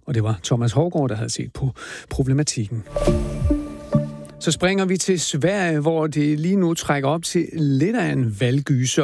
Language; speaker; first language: Danish; native; Danish